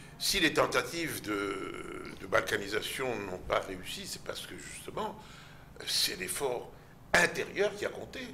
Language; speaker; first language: French; non-native, local second language; Lingala